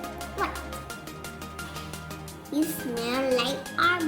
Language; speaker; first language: English; non-native, learner; Vietnamese